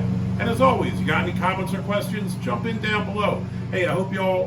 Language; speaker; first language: English; native; English